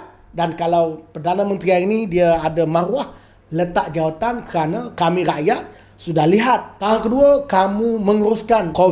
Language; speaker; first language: Malay; native; Malay